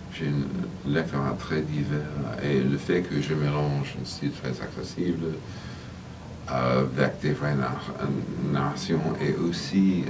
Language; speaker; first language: French; non-native, fluent; English